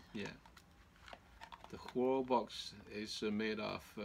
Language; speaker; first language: English; non-native, learner; Chinese